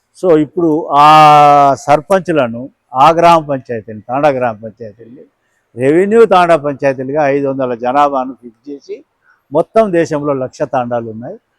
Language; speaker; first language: Telugu; non-native, local second language; Lambadi